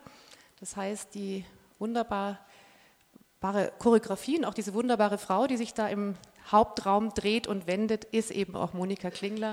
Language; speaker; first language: German; native; German